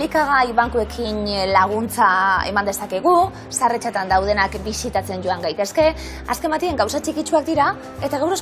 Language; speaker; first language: Basque; native; Basque